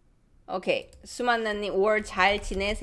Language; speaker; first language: Korean; non-native, fluent; English